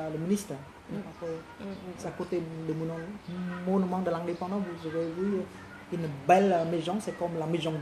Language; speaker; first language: French; non-native, fluent; Khmer